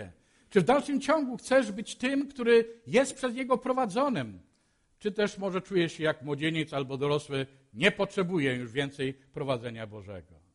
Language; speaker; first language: Polish; native; Polish